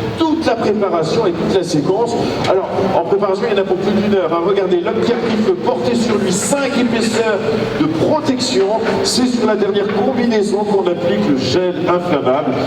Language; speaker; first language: French; native; French